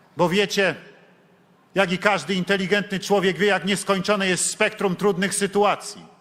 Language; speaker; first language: Polish; native; Polish